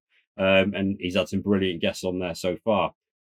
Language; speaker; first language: English; native; English